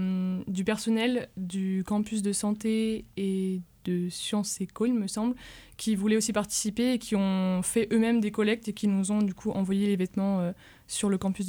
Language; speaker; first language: French; native; French